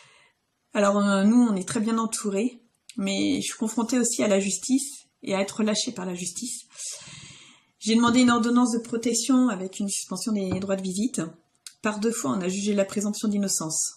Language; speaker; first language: French; native; French